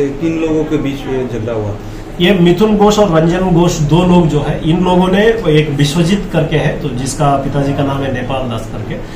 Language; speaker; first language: Hindi; non-native, local second language; Bangla